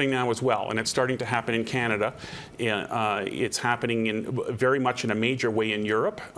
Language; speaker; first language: English; native; English